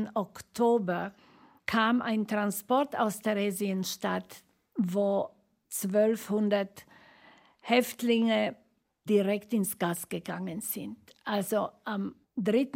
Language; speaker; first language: German; non-native, fluent; Slovak